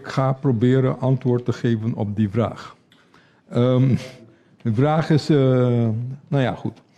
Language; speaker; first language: Dutch; non-native, local second language; Papiamento